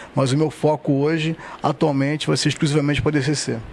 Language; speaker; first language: Portuguese; native; Portuguese